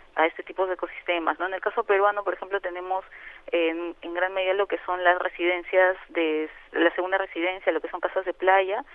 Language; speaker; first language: Spanish; native; Spanish